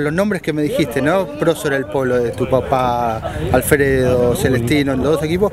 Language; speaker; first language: Spanish; native; Spanish